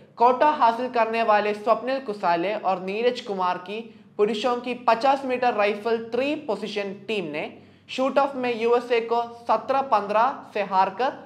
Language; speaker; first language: Hindi; non-native, local second language; Malayalam